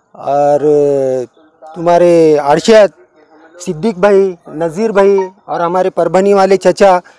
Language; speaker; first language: Hindi; non-native, local second language; Urdu